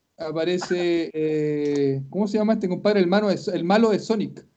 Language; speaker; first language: Spanish; native; Spanish